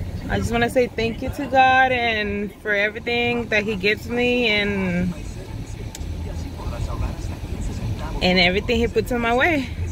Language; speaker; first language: English; non-native, fluent; Spanish